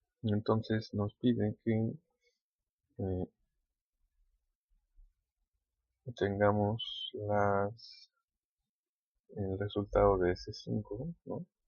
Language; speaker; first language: Spanish; native; Spanish